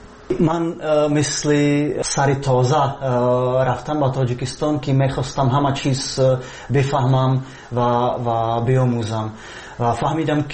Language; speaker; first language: Persian; non-native, learner; Czech